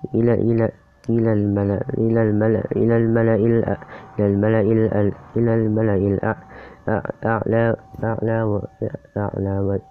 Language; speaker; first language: Arabic; non-native, learner; Indonesian